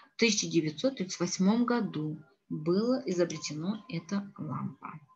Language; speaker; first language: Russian; non-native, local second language; Kazakh